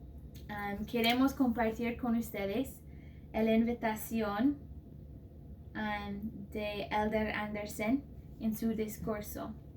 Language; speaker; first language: Spanish; non-native, fluent; English